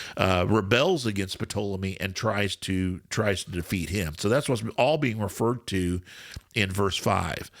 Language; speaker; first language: English; native; English